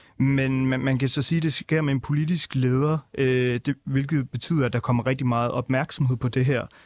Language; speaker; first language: Danish; early bilingual, other home language; Punjabi